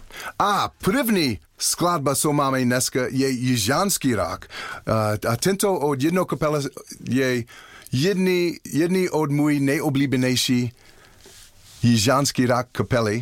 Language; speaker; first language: Czech; non-native, learner; English